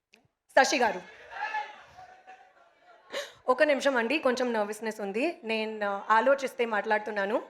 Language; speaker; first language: Telugu; non-native, learner; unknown